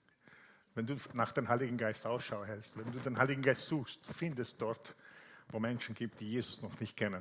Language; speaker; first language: German; non-native, fluent; Italian